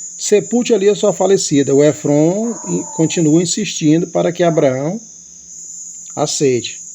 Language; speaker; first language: Portuguese; native; Portuguese